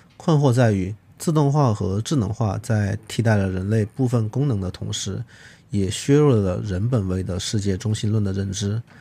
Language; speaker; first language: Chinese; non-native, local second language; Cantonese